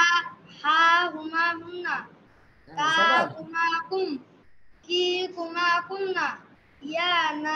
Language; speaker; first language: Arabic; non-native, learner; Bangla